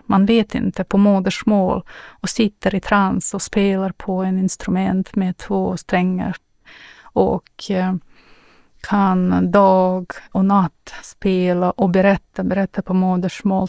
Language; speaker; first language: Swedish; non-native, fluent; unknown